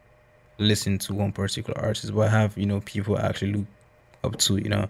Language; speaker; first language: English; non-native, local second language; Esan